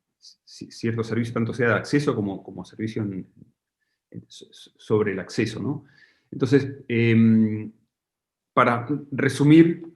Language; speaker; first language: Spanish; native; Spanish